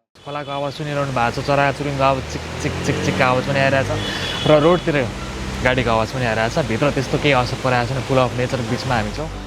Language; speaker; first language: Nepali; native; Nepali